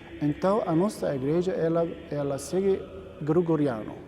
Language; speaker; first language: Portuguese; non-native, learner; Arabic